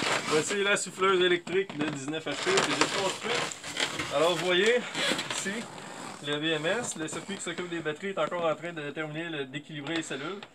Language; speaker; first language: French; native; French